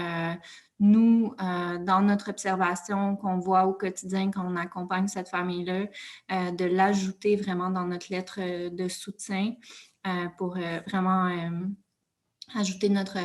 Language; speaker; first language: French; native; French